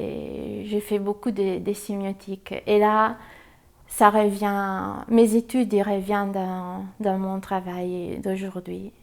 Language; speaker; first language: French; non-native, fluent; Italian